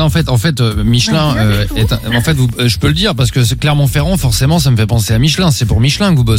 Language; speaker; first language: French; native; French